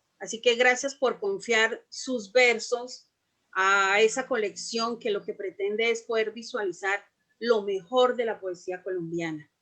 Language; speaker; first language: Spanish; native; Spanish